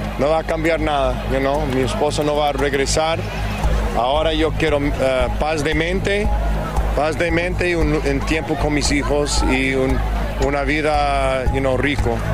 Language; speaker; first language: Spanish; non-native, learner; English